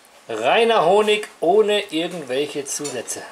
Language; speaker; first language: German; native; German